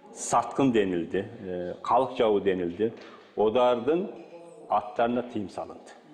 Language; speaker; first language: Kazakh; early bilingual, heritage; Kazakh